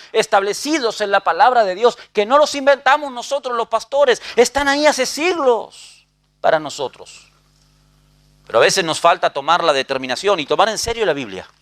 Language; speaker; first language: Spanish; native; Spanish